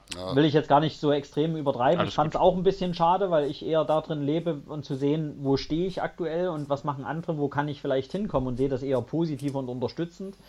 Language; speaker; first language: German; native; German